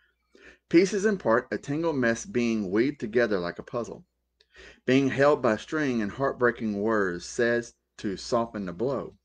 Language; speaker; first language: English; native; English